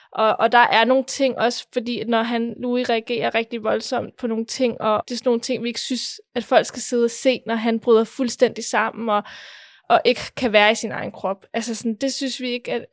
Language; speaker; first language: Danish; early bilingual, other home language; Spanish